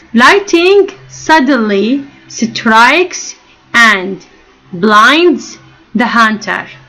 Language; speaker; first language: English; non-native, fluent; Arabic